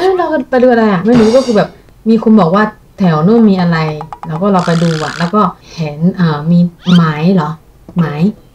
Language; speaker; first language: Thai; non-native, fluent; Chinese